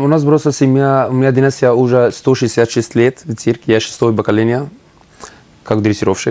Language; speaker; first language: Russian; non-native, learner; Arabic